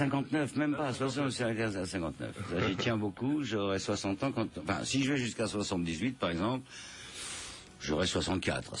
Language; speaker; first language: French; native; French